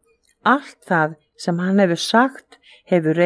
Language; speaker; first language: Icelandic; native; Icelandic